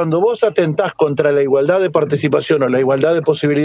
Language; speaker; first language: Spanish; native; Spanish